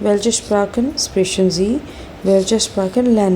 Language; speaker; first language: German; non-native, learner; Hindi